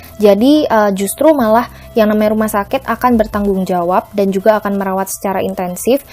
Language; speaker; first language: Indonesian; native; Indonesian